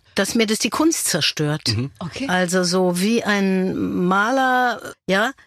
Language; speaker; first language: German; native; German